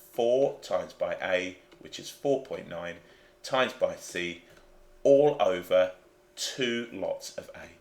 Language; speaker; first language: English; native; English